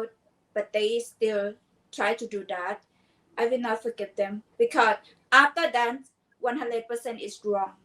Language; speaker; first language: English; non-native, learner; Thai